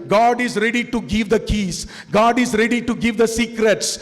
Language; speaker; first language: English; non-native, local second language; Tamil